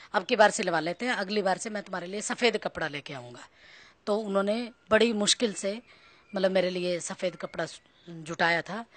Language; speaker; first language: Hindi; native; Hindi